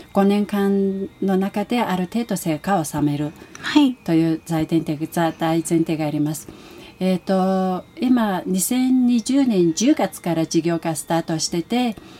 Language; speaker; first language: Japanese; non-native, fluent; Mongolian